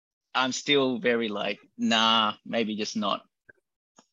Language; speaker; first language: English; native; English